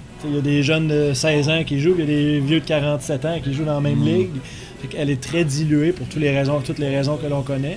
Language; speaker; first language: French; native; French